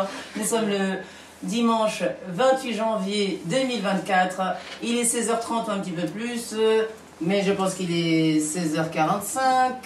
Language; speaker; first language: French; native; French